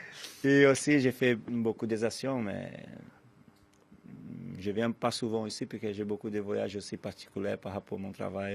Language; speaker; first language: French; non-native, fluent; Portuguese